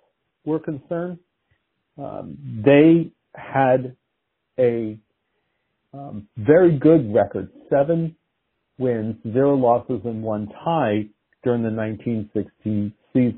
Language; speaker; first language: English; native; English